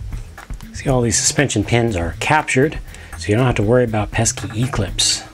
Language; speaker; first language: English; native; English